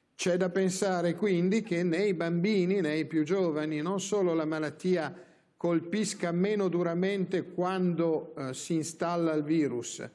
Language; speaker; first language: Italian; native; Italian